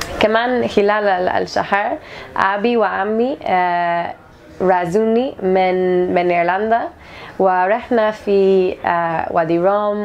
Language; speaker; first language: Arabic; non-native, learner; English